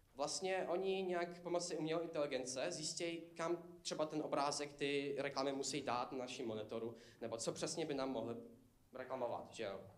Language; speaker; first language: Czech; non-native, fluent; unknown